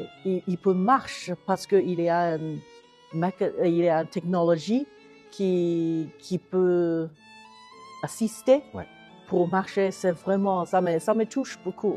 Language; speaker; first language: French; non-native, learner; Chinese